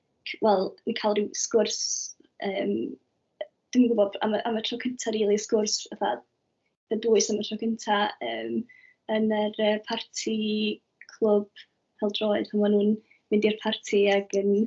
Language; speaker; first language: Welsh; native; Welsh